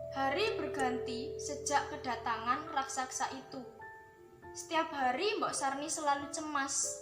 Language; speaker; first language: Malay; non-native, local second language; Javanese